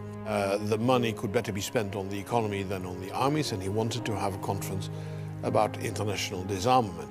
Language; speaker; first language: English; non-native, fluent; Dutch